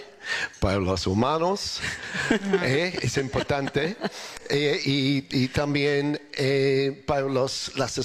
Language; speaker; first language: Spanish; non-native, learner; English